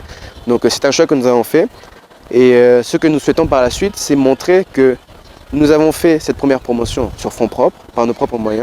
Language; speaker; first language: French; non-native, local second language; Lingala